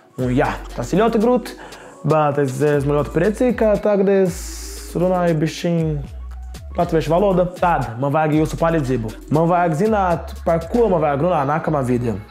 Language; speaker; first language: Latvian; non-native, learner; Portuguese